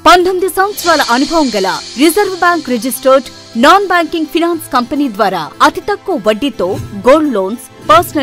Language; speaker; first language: Telugu; native; Telugu